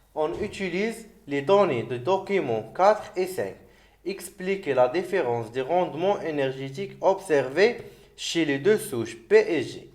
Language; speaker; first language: French; non-native, local second language; Arabic